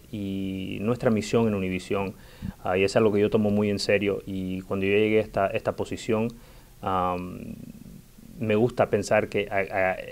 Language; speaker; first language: Spanish; early bilingual, heritage; Spanish